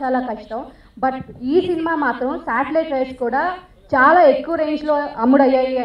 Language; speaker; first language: Telugu; native; Telugu